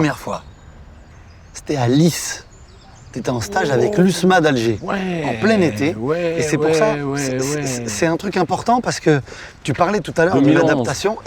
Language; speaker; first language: French; native; French